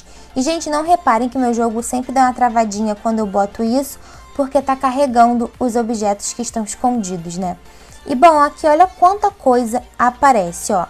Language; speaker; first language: Portuguese; native; Portuguese